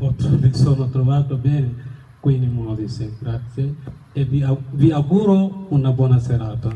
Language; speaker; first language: Italian; non-native, fluent; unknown